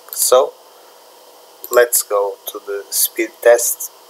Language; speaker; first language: English; non-native, learner; Portuguese